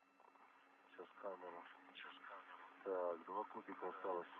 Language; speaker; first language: Russian; native; Russian